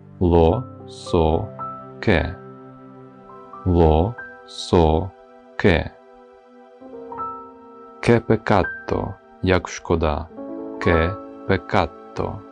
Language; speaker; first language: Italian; non-native, fluent; Ukrainian